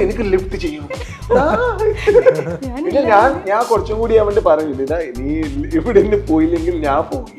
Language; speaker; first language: Malayalam; non-native, learner; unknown